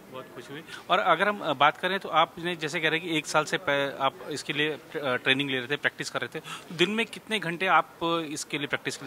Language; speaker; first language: Hindi; native; Hindi